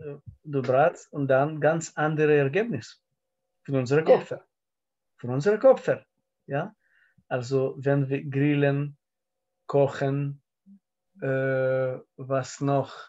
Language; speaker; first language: German; non-native, learner; Russian